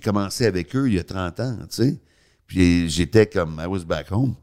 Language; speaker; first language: French; native; French